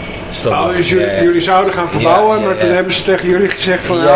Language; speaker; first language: Dutch; native; Dutch